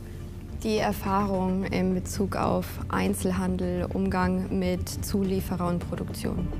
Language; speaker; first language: German; native; German